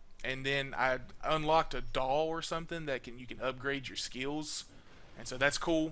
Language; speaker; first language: English; native; English